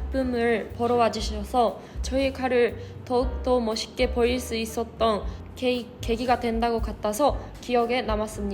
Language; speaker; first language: Korean; non-native, fluent; Japanese